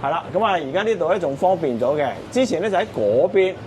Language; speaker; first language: Cantonese; native; Cantonese